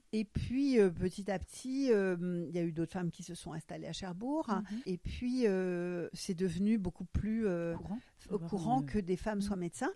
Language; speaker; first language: French; non-native, fluent; German